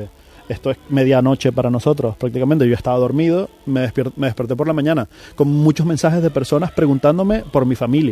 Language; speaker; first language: Spanish; native; Spanish